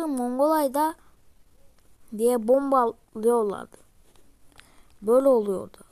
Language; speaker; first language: Turkish; early bilingual, heritage; Turkish